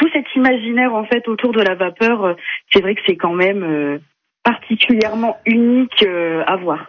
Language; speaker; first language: French; native; French